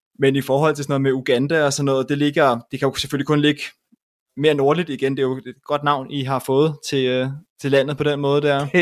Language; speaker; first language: Danish; native; Danish